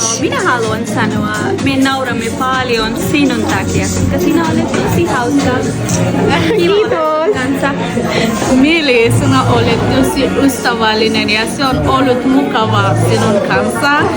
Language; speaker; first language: Finnish; non-native, learner; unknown